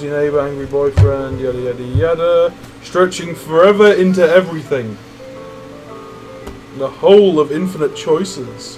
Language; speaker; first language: English; native; English